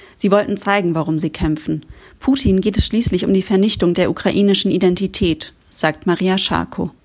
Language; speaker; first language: German; native; German